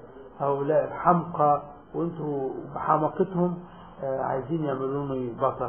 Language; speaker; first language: Arabic; native; Arabic